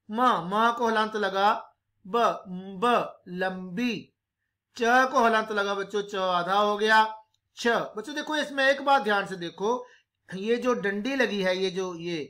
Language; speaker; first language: Hindi; non-native, local second language; Punjabi